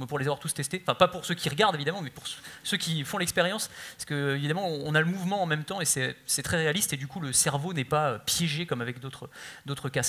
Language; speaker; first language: French; native; French